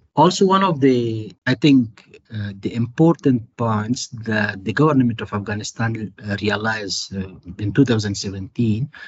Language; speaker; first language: English; non-native, fluent; Persian